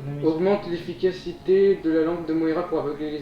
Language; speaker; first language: French; native; French